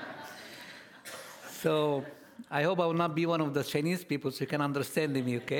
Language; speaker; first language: English; non-native, fluent; Arabic